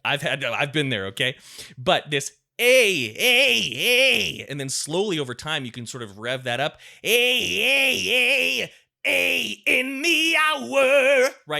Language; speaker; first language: English; native; English